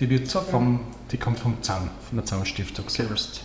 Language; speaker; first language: German; native; German